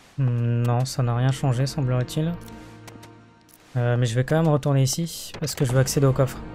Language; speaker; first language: French; native; French